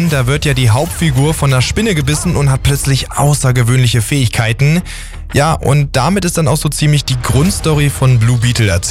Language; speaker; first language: German; native; German